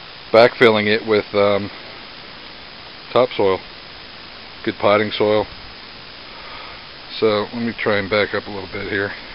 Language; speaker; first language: English; native; English